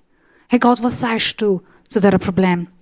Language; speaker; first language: German; non-native, fluent; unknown